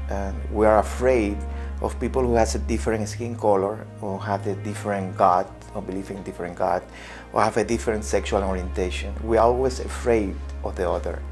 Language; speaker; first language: English; non-native, fluent; Spanish